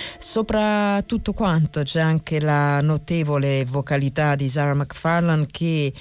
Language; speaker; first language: Italian; native; Italian